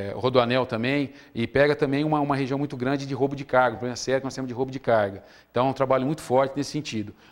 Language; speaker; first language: Portuguese; native; Portuguese